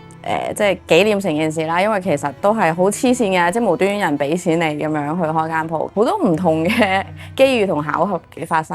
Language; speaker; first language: Cantonese; native; Cantonese